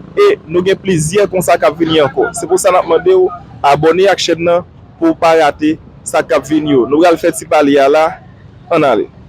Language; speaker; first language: Haitian Creole; native; Haitian Creole